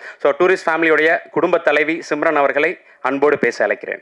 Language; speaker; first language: Tamil; native; Tamil